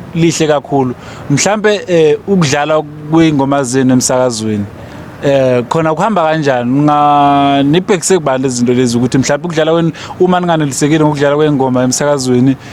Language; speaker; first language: Zulu; native; Zulu